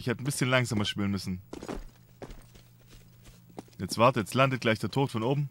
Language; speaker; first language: German; native; German